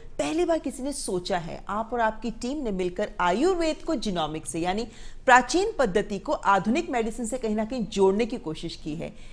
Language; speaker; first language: Hindi; native; Hindi